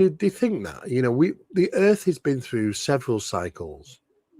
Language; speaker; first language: English; native; English